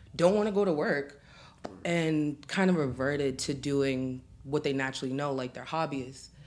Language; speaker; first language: English; native; English